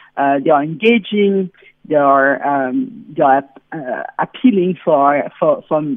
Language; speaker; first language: English; non-native, fluent; French